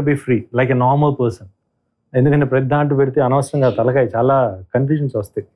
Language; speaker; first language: Telugu; native; Telugu